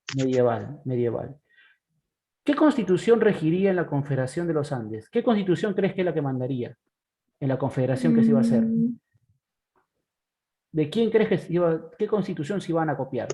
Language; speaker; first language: Spanish; native; Spanish